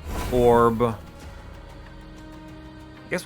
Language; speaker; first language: English; native; English